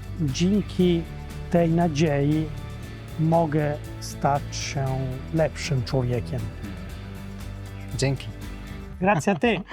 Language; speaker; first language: Polish; non-native, fluent; Italian